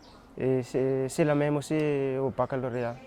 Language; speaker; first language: French; non-native, local second language; Malagasy